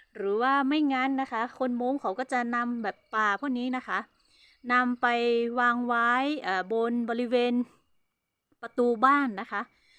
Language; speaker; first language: Thai; non-native, local second language; Hmong